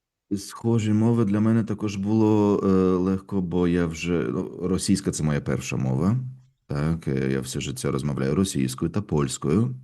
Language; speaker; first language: Ukrainian; non-native, fluent; Russian